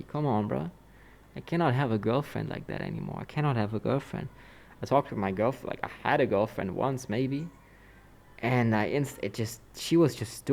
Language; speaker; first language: English; non-native, fluent; German